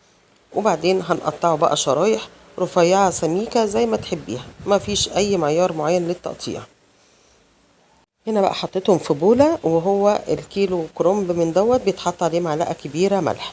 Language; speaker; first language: Arabic; native; Arabic